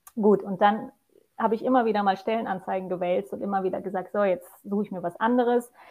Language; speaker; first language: German; non-native, fluent; Polish